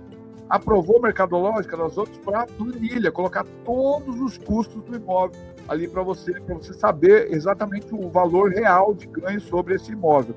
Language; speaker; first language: Portuguese; native; Portuguese